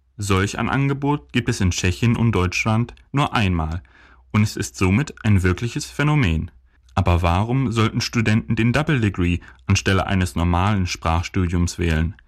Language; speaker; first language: German; native; German